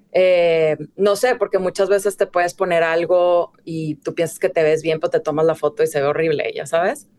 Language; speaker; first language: Spanish; native; Spanish